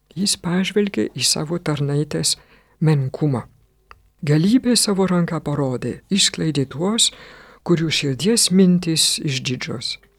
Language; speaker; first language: Lithuanian; non-native, fluent; French